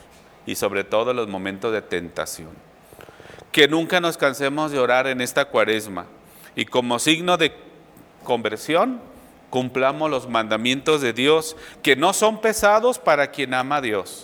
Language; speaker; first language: Spanish; native; Spanish